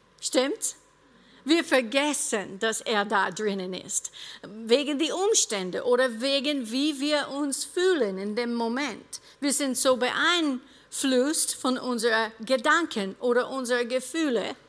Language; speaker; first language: German; non-native, fluent; English